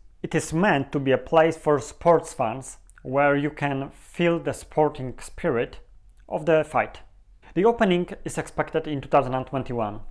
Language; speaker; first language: English; non-native, fluent; Polish